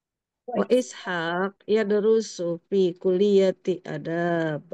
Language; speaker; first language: Arabic; non-native, learner; Indonesian